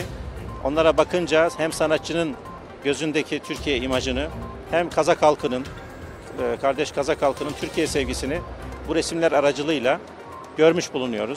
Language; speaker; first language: Turkish; native; Turkish